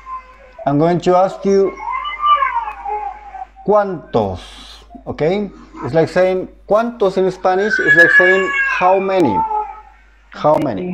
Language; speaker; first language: English; non-native, fluent; Spanish